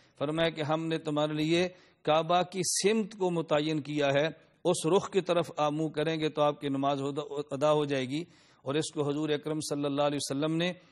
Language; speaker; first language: Urdu; non-native, local second language; Punjabi